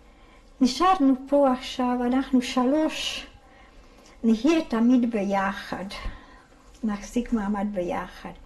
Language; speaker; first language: Hebrew; non-native, fluent; Hungarian